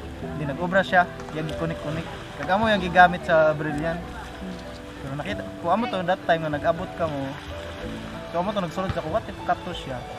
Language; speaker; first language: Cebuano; native; Cebuano